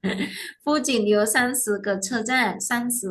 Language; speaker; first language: Chinese; non-native, fluent; Indonesian